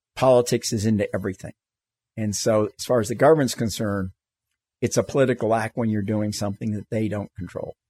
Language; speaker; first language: English; native; English